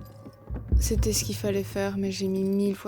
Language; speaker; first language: French; native; French